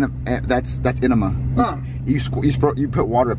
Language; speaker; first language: English; native; English